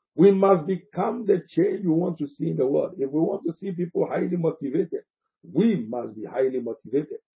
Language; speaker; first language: English; non-native, local second language; Akan